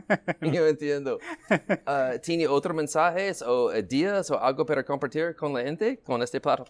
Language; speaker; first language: Spanish; non-native, learner; English